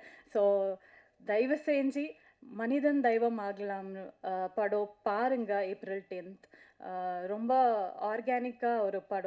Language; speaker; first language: Tamil; non-native, learner; Kannada